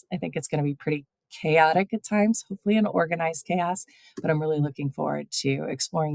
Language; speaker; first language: English; native; English